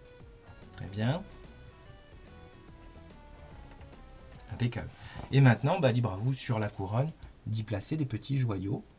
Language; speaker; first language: French; native; French